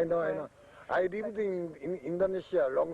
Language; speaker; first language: English; non-native, learner; Japanese